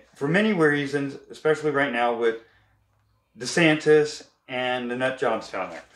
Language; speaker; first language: English; native; English